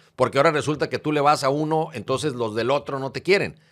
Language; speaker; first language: Spanish; native; Spanish